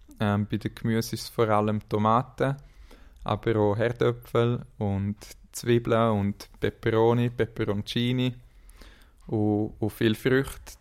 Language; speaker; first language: German; native; German